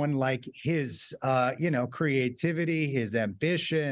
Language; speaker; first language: English; native; English